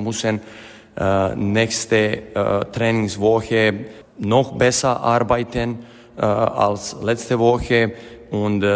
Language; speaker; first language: German; non-native, learner; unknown